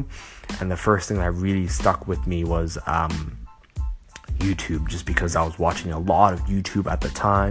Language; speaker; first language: English; non-native, local second language; Cantonese